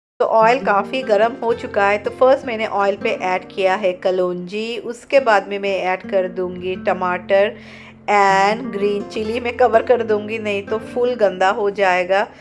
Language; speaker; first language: Hindi; non-native, local second language; Bangla